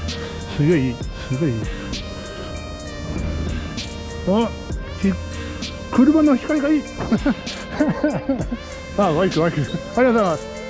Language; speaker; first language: Japanese; non-native, fluent; English